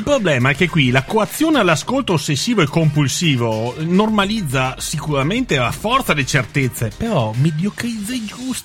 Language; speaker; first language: Italian; native; Italian